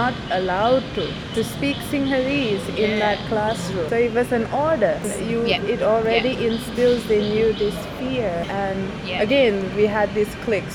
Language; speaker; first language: English; non-native, local second language; Sinhala